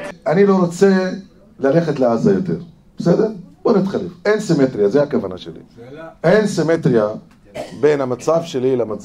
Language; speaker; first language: Hebrew; non-native, fluent; Arabic